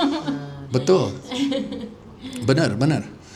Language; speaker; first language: Indonesian; non-native, fluent; English